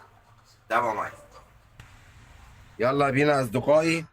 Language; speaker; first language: Arabic; native; Arabic